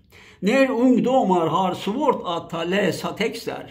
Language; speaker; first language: Swedish; non-native, fluent; Turkish